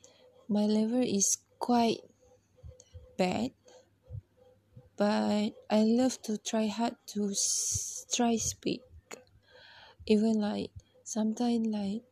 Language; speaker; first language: English; non-native, learner; Malay